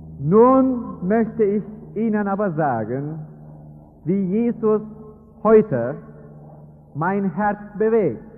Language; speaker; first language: German; non-native, fluent; Turkish